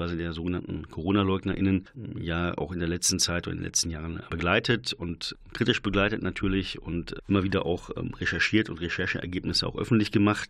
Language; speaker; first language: German; native; German